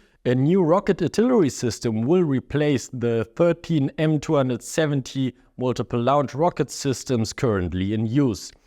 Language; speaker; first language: English; non-native, fluent; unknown